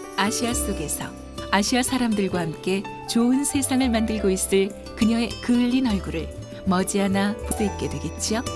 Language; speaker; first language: Korean; native; Korean